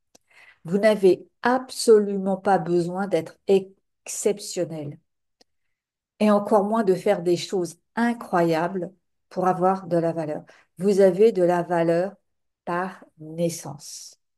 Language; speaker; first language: French; native; French